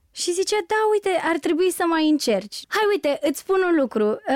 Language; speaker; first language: Romanian; native; Romanian